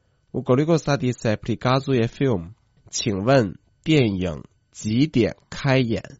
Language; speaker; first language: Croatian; non-native, fluent; Chinese